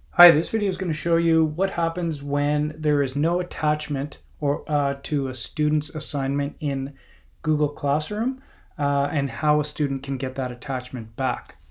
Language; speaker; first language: English; native; English